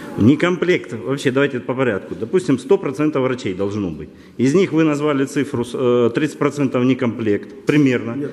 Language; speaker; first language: Russian; native; Russian